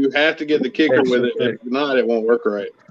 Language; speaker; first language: English; native; English